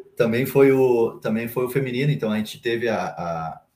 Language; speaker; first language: Portuguese; native; Portuguese